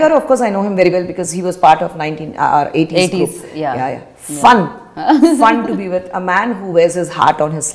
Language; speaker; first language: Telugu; non-native, fluent; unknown